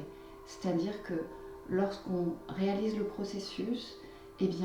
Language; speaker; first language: French; native; French